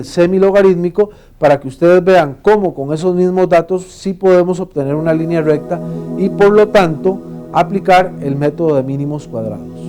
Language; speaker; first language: Spanish; native; Spanish